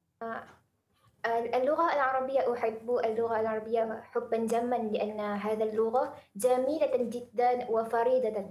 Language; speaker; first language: Arabic; non-native, learner; Malay